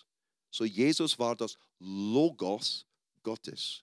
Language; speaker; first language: German; non-native, fluent; English